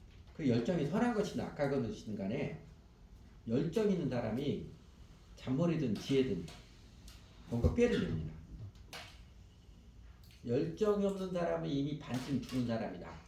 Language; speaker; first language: Korean; native; Korean